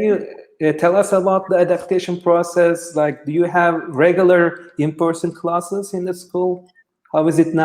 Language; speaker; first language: English; non-native, fluent; Turkish